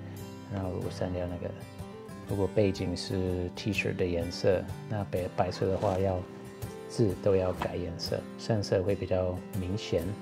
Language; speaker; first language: Chinese; non-native, fluent; English